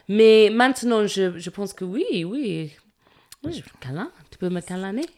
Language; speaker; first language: French; non-native, learner; English